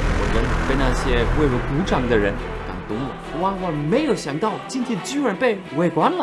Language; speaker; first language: Chinese; non-native, fluent; German